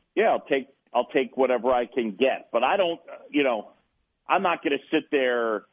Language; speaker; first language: English; native; English